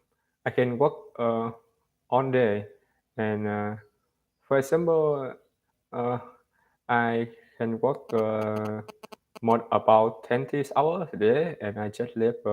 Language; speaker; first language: English; non-native, learner; Vietnamese